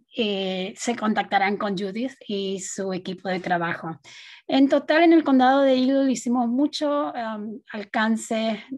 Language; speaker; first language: Spanish; native; Spanish